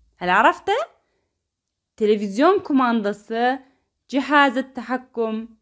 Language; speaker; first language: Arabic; non-native, fluent; Turkish